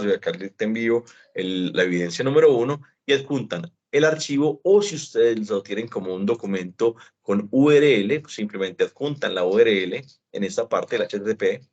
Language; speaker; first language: Spanish; native; Spanish